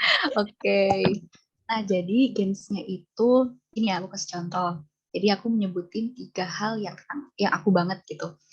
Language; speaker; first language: Indonesian; native; Indonesian